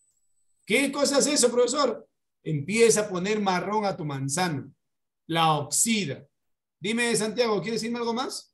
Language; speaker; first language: Spanish; native; Spanish